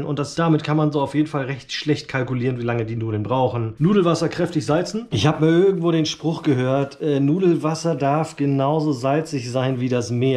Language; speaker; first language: German; native; German